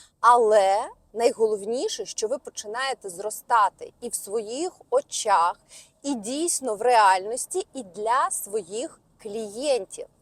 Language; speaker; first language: Ukrainian; non-native, local second language; Russian